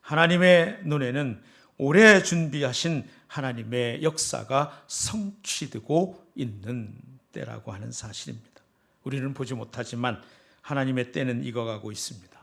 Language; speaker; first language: Korean; native; Korean